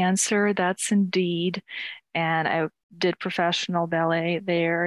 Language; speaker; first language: English; non-native, fluent; Ukrainian